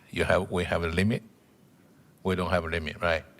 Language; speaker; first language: English; non-native, learner; Chinese